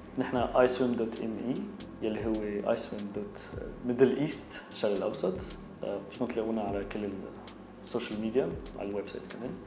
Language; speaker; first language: Arabic; native; Arabic